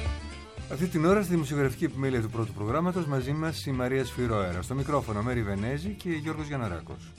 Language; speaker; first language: Greek; native; Greek